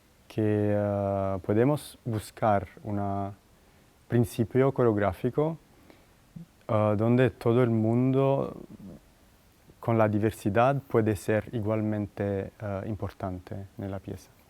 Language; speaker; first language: Spanish; non-native, fluent; Italian